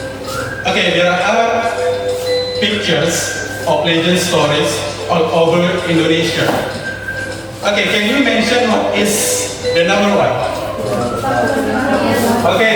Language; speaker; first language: English; non-native, fluent; Indonesian